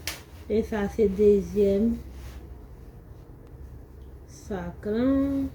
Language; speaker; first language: French; non-native, learner; Haitian Creole